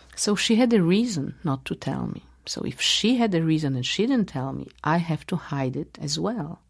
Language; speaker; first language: English; non-native, fluent; Polish